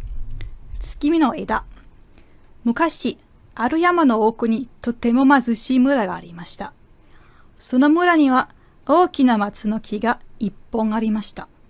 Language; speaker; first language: Japanese; non-native, fluent; German